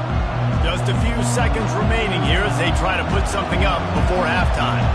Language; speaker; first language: English; native; English